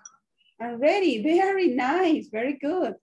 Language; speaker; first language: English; non-native, learner; Spanish